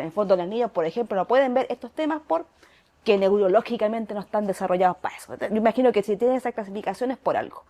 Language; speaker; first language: Spanish; native; Spanish